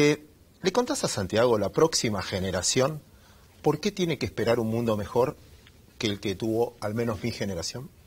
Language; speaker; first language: Spanish; native; Spanish